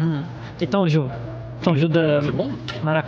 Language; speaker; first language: French; non-native, fluent; Portuguese